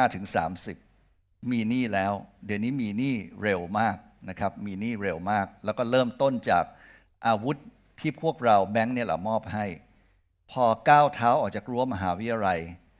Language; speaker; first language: Thai; native; Thai